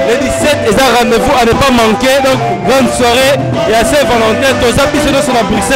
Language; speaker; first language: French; non-native, local second language; Lingala